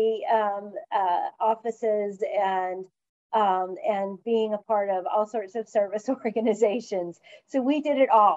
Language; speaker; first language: English; native; English